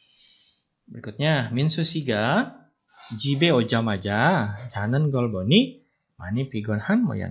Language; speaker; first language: Korean; non-native, fluent; Indonesian